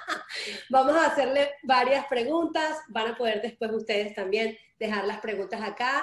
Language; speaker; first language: Spanish; early bilingual, heritage; Spanish